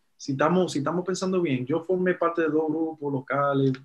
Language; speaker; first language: Spanish; early bilingual, heritage; Spanish